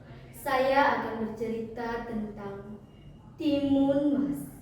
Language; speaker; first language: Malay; non-native, local second language; Balinese